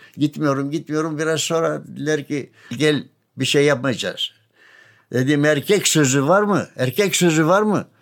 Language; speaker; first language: Turkish; non-native, local second language; Greek